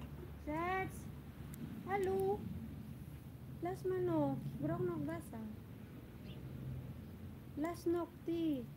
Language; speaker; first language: German; non-native, learner; Filipino